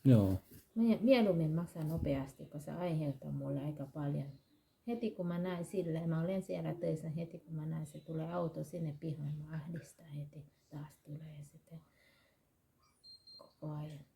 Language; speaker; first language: Finnish; non-native, learner; Thai